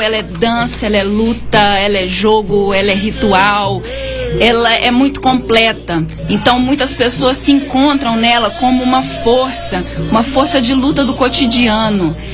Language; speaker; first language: Portuguese; native; Portuguese